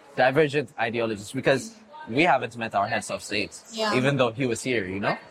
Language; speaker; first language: English; non-native, fluent; Amharic